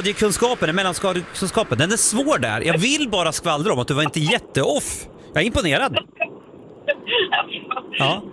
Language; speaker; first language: Swedish; native; Swedish